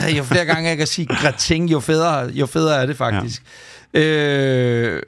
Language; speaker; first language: Danish; native; Danish